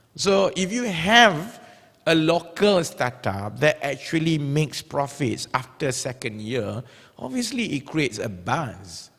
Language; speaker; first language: English; non-native, local second language; Malay